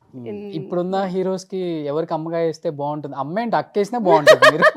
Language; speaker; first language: Telugu; native; Telugu